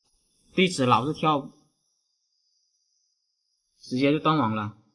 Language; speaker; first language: Chinese; native; Chinese